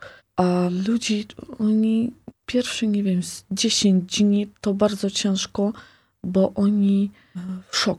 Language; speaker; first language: Polish; non-native, fluent; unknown